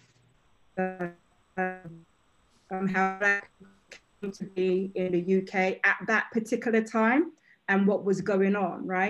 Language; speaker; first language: English; native; English